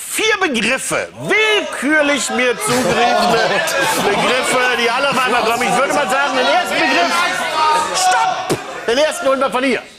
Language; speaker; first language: German; native; German